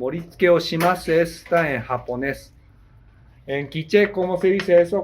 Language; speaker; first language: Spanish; non-native, fluent; Japanese